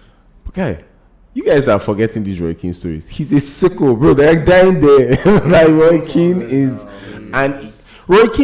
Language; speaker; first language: English; non-native, local second language; Yoruba